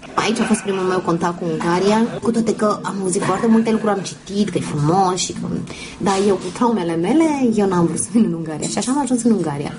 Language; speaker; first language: Romanian; native; Romanian